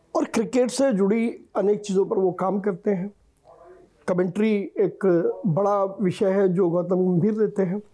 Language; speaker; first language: Hindi; native; Hindi